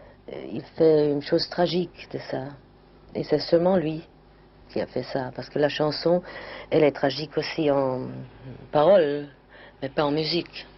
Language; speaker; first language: French; non-native, fluent; German